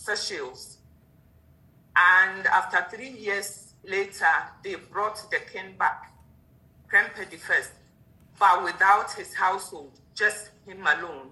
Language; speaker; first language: English; non-native, local second language; Akan